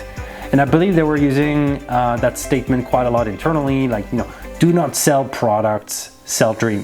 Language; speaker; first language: English; non-native, fluent; French